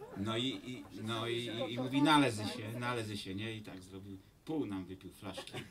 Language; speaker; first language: Polish; native; Polish